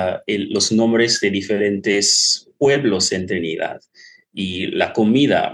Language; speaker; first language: Spanish; non-native, fluent; English